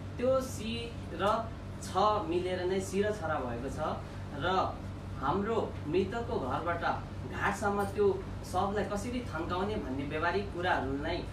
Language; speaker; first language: Nepali; non-native, local second language; Gurung